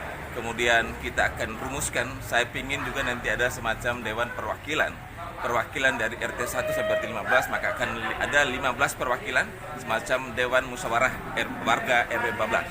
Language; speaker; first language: Indonesian; native; Indonesian